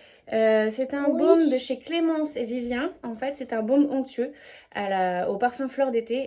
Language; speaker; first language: French; native; French